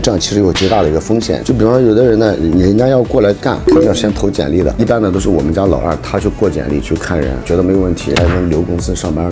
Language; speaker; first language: Chinese; native; Chinese